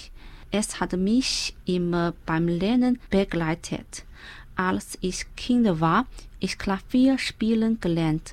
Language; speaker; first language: German; non-native, learner; Chinese